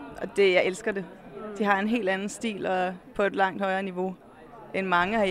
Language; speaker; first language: Danish; native; Danish